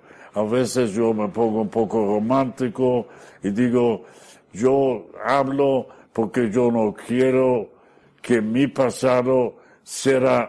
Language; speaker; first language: Spanish; non-native, fluent; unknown